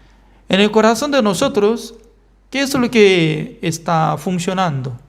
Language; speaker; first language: Spanish; non-native, fluent; Korean